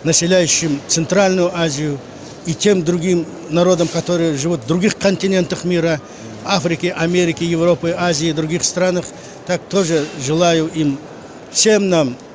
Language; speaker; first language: Russian; non-native, local second language; Kazakh